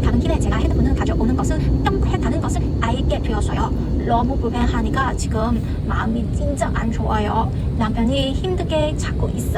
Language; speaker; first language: Korean; non-native, learner; Cantonese